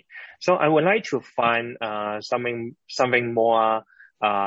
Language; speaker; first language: English; non-native, local second language; Cantonese